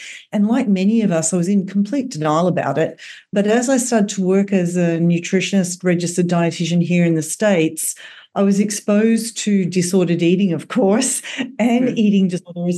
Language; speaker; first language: English; native; English